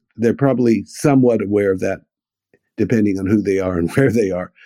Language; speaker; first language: English; native; English